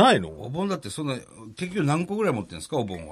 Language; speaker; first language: Japanese; native; Japanese